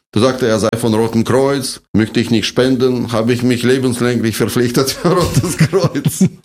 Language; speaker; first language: German; non-native, fluent; Russian